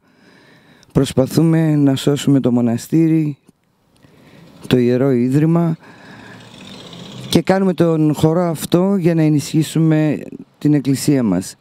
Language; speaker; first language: Greek; early bilingual, heritage; Greek